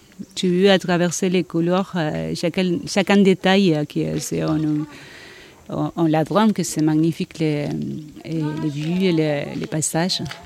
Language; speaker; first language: French; non-native, learner; Spanish